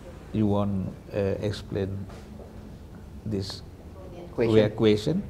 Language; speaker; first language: English; non-native, learner; Indonesian